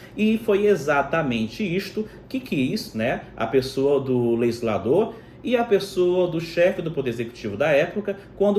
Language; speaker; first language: Portuguese; native; Portuguese